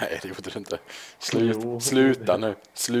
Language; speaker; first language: Swedish; native; Swedish